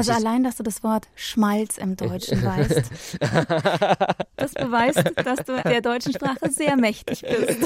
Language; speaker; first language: German; native; German